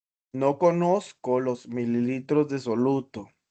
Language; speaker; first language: Spanish; native; Spanish